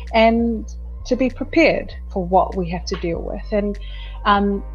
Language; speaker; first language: English; native; English